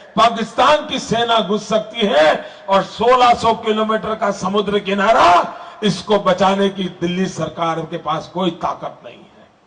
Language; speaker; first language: Hindi; non-native, local second language; Gujarati